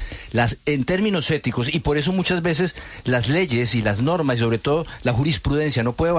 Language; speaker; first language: Spanish; native; Spanish